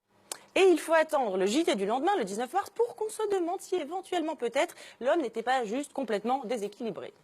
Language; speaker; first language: French; native; French